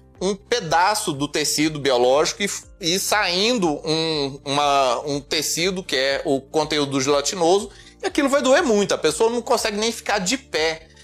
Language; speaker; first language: Portuguese; native; Portuguese